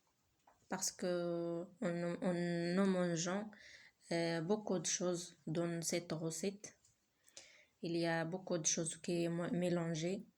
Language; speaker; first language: French; non-native, learner; Arabic